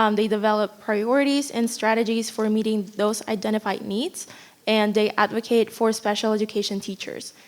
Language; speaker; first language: English; non-native, fluent; Spanish